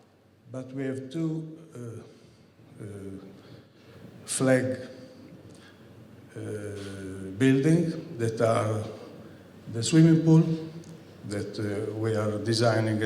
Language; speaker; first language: English; non-native, fluent; Italian